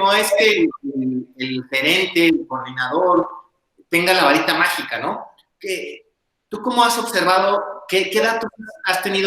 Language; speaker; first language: Spanish; native; Spanish